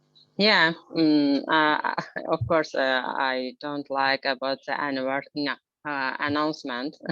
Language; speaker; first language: English; non-native, learner; Azerbaijani